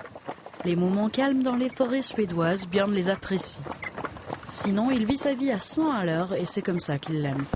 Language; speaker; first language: French; native; French